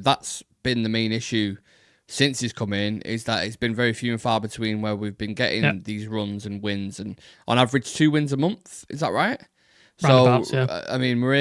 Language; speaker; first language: English; native; English